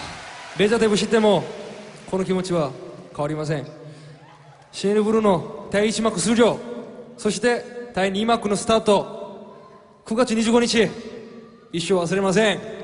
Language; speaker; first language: Japanese; non-native, fluent; Korean